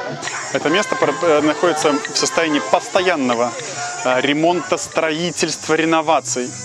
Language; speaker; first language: Russian; native; Russian